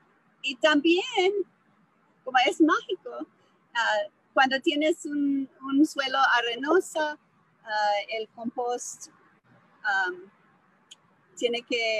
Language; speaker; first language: Spanish; non-native, fluent; English